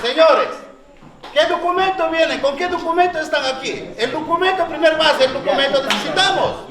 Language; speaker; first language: Spanish; non-native, local second language; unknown